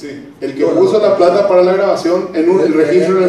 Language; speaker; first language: Spanish; native; Spanish